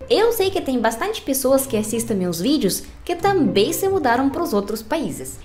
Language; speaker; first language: Portuguese; non-native, fluent; Russian